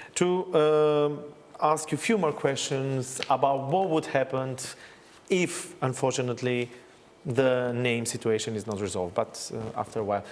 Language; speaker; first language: English; non-native, fluent; Albanian